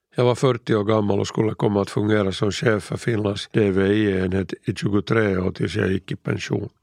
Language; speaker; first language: Swedish; native; Swedish